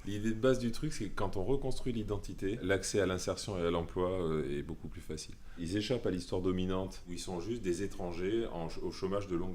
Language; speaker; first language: French; native; French